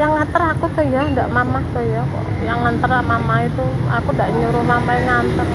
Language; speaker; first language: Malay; non-native, local second language; Javanese